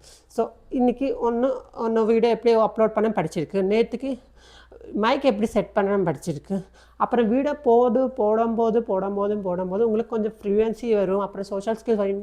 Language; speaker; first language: Tamil; non-native, local second language; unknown